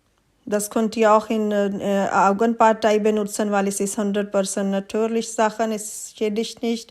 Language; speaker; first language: German; non-native, learner; Urdu